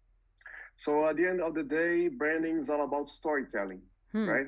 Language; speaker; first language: English; non-native, fluent; Portuguese